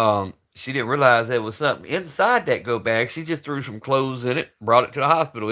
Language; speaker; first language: English; native; English